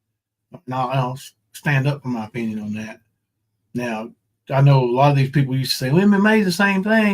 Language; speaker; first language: English; native; English